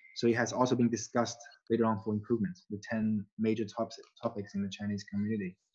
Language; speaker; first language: English; non-native, fluent; Chinese